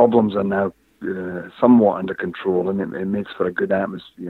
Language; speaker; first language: English; native; English